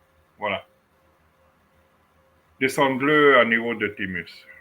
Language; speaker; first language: French; non-native, fluent; Romanian